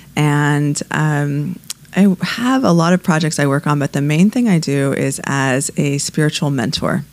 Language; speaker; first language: English; native; English